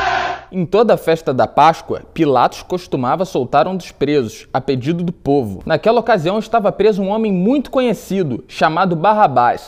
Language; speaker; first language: Portuguese; native; Portuguese